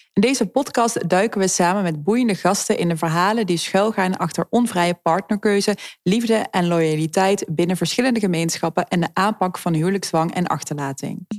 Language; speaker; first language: Dutch; native; Dutch